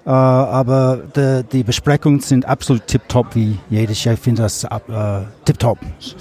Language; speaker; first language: German; non-native, learner; English